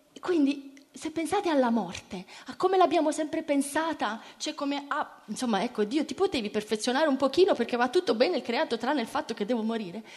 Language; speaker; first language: Italian; native; Italian